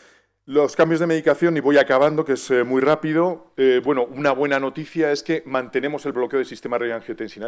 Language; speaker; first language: Spanish; native; Spanish